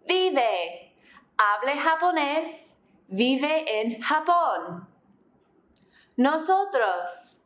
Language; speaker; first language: Spanish; non-native, fluent; English